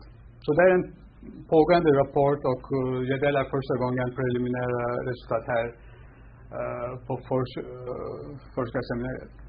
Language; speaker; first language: Swedish; non-native, fluent; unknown